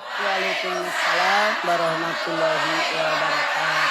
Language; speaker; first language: Indonesian; native; Indonesian